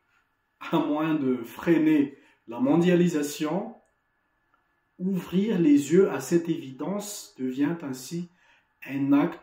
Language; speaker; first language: French; non-native, local second language; Malagasy